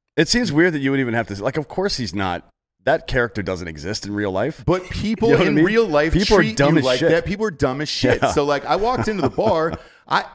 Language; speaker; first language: English; native; English